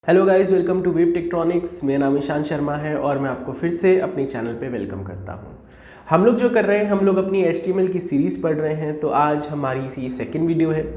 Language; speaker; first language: Hindi; native; Hindi